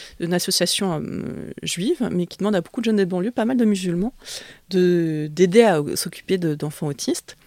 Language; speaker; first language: French; early bilingual, other home language; Vietnamese